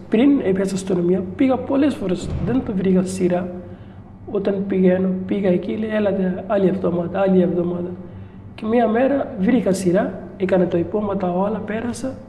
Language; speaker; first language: Greek; non-native, learner; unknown